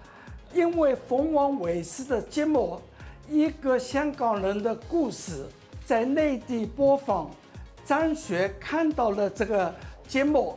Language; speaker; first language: Chinese; non-native, local second language; Cantonese